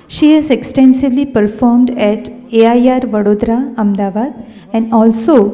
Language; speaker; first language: English; non-native, local second language; Gujarati